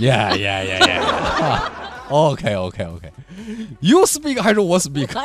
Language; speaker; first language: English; non-native, learner; Chinese